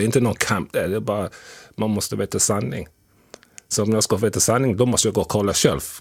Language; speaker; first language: Swedish; non-native, fluent; English